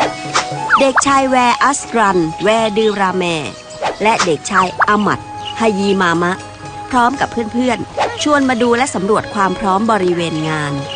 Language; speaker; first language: Thai; native; Thai